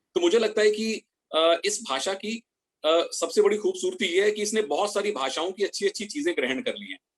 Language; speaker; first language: Hindi; native; Hindi